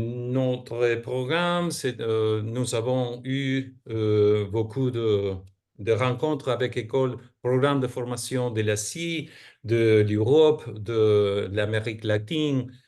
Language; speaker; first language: French; non-native, fluent; Spanish